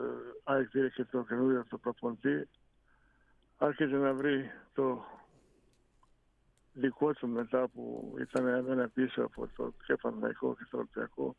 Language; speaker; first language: Greek; non-native, fluent; Bosnian